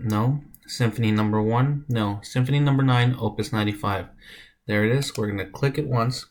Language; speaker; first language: English; native; English